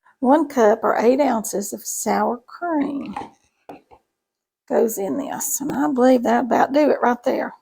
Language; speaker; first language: English; native; English